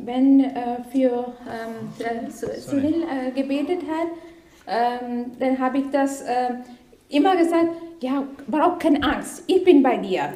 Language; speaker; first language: German; non-native, learner; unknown